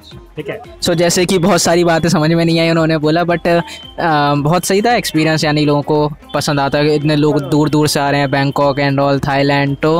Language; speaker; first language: Hindi; native; Hindi